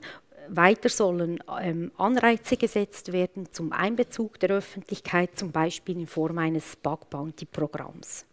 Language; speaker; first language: German; native; German